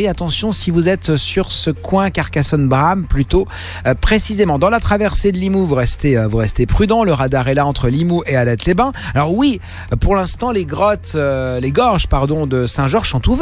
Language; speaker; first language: French; native; French